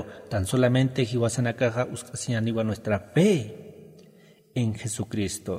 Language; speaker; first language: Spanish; non-native, local second language; Aymara